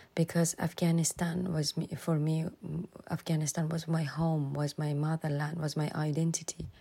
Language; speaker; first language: English; non-native, fluent; Persian